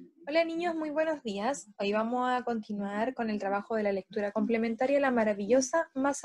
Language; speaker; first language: Spanish; native; Spanish